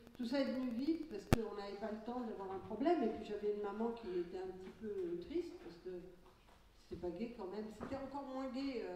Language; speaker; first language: French; early bilingual, other home language; Catalan